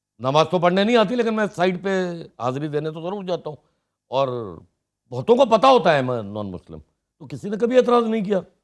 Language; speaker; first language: Urdu; non-native, local second language; Sindhi